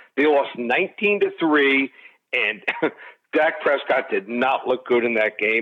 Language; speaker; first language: English; native; English